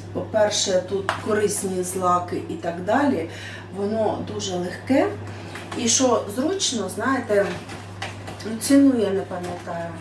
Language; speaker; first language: Ukrainian; non-native, local second language; Russian